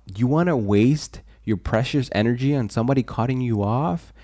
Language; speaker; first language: English; early bilingual, other home language; Spanish